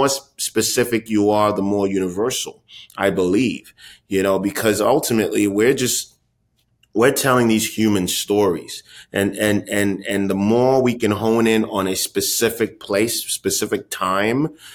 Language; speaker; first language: English; non-native, local second language; Akan